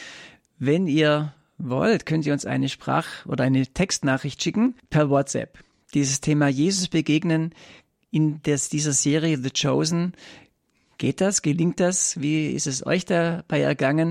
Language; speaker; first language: German; native; German